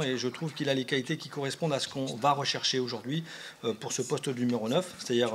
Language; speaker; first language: French; native; French